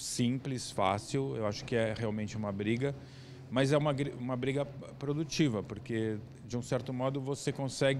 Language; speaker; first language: Portuguese; native; Portuguese